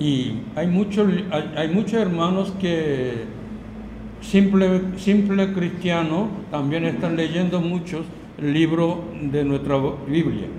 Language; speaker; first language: Spanish; non-native, learner; Korean